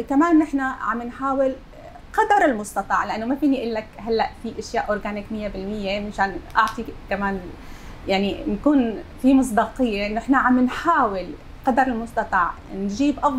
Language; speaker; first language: Arabic; native; Arabic